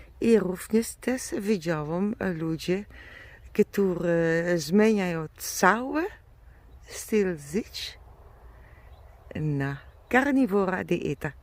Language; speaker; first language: Polish; non-native, learner; German